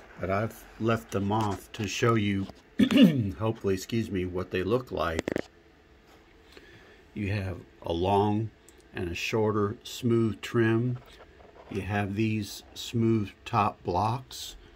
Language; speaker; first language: English; native; English